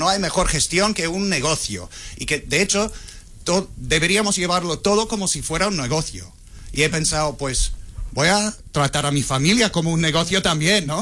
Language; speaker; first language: Spanish; non-native, fluent; English